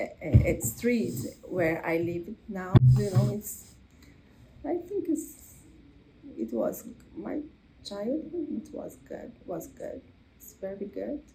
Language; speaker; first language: English; non-native, learner; Portuguese